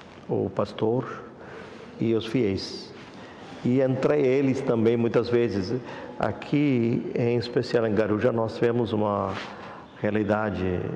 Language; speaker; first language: Portuguese; non-native, fluent; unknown